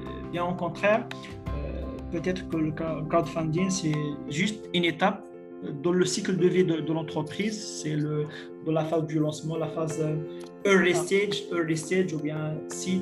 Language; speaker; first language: French; non-native, local second language; Arabic